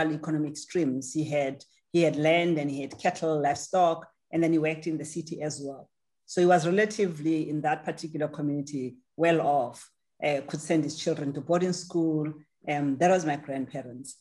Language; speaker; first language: English; non-native, local second language; Tswana